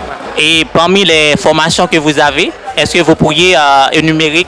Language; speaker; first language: French; native; French